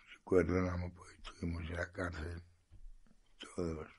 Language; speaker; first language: Spanish; native; Spanish